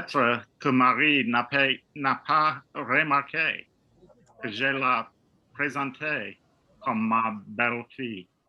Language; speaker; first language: French; non-native, learner; English